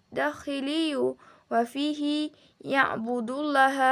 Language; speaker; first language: Arabic; non-native, learner; Indonesian